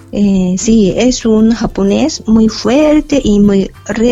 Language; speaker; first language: Spanish; non-native, fluent; Japanese